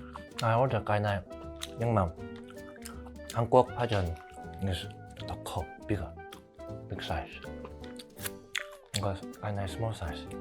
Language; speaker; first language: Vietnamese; non-native, learner; Korean